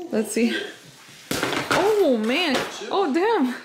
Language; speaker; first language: English; early bilingual, other home language; Spanish